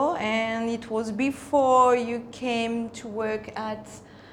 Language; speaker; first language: English; non-native, fluent; Spanish